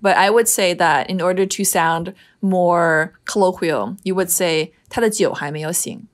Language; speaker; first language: English; native; English